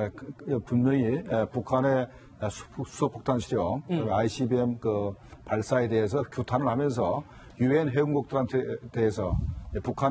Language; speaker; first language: Korean; native; Korean